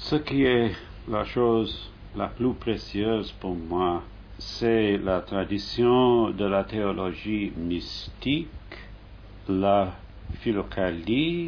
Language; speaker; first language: French; non-native, fluent; English